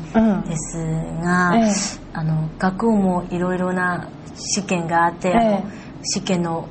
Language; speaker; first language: Japanese; non-native, learner; Chinese